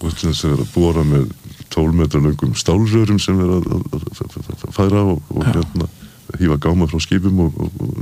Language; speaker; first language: Icelandic; native; Icelandic